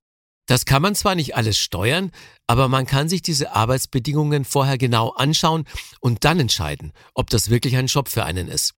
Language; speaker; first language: German; native; German